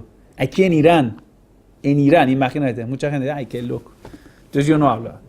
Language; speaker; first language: Spanish; non-native, fluent; Persian